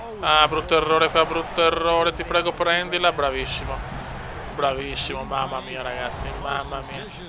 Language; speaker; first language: Italian; native; Italian